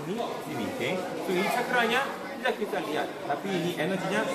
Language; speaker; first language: Indonesian; non-native, learner; Korean